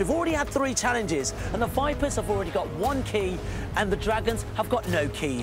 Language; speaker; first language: English; native; English